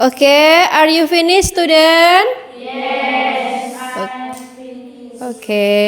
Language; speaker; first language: English; non-native, learner; Indonesian